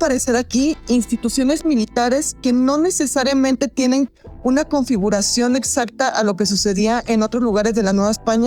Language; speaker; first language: Spanish; native; Spanish